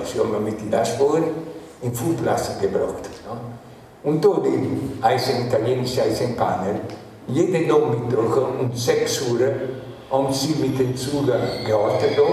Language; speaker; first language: German; non-native, learner; Italian